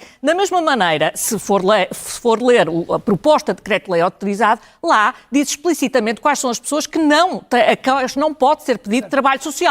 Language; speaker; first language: Portuguese; native; Portuguese